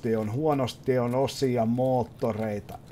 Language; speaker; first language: Finnish; native; Finnish